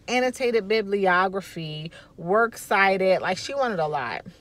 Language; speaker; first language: English; native; English